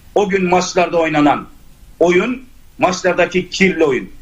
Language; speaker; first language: Turkish; native; Turkish